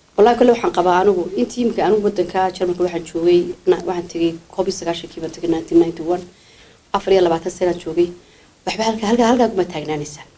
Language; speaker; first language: Somali; native; Somali